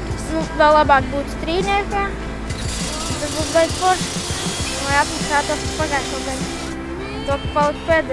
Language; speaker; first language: Latvian; native; Latvian